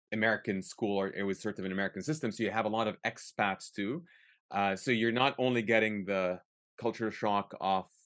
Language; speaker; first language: English; early bilingual, other home language; Arabic